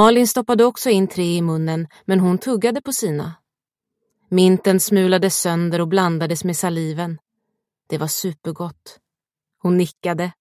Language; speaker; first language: Swedish; native; Swedish